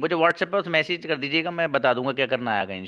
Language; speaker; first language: Hindi; native; Hindi